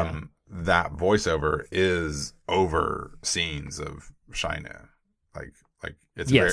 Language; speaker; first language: English; native; English